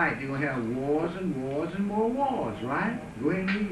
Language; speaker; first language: English; native; English